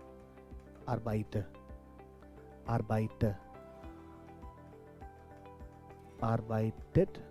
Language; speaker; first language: German; non-native, fluent; Hindi